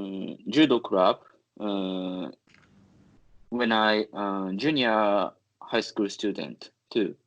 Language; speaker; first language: English; non-native, learner; Japanese